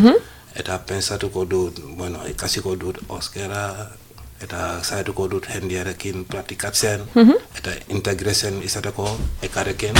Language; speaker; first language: Basque; non-native, learner; Wolof